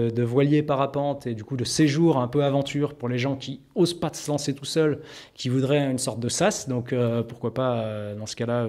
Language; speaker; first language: French; native; French